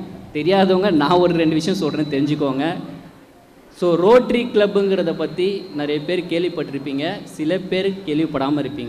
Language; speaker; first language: Tamil; native; Tamil